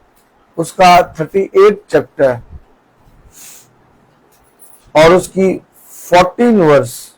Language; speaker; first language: Hindi; native; Hindi